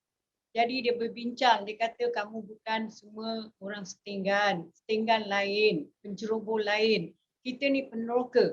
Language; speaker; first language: Malay; native; Malay